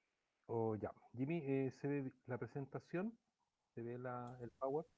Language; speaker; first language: Spanish; native; Spanish